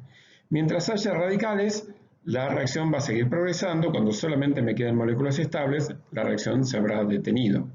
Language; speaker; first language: Spanish; native; Spanish